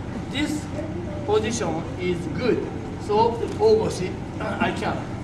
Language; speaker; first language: English; non-native, learner; Japanese